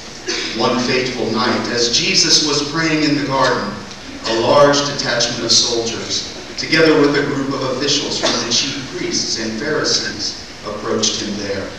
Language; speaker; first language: English; native; English